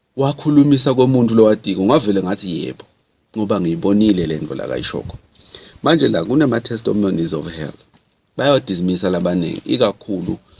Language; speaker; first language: Zulu; non-native, local second language; Swati